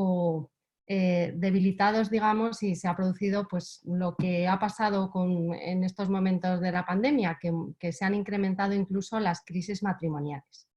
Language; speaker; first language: Spanish; native; Spanish